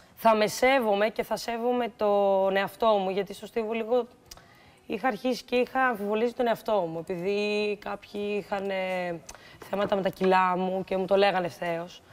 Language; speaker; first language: Greek; native; Greek